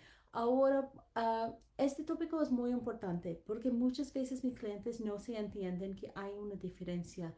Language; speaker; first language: Spanish; non-native, learner; English